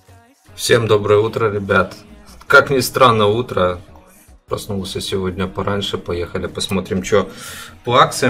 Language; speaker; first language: Russian; native; Russian